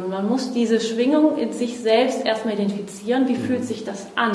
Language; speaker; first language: German; non-native, fluent; Portuguese